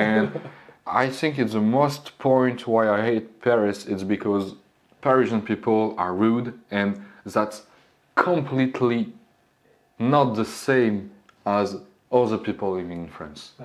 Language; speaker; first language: English; non-native, learner; French